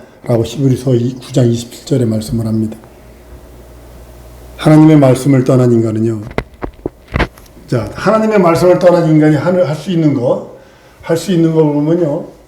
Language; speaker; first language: Korean; native; Korean